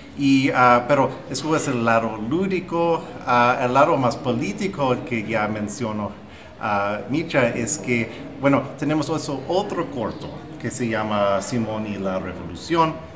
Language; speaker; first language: Spanish; non-native, fluent; English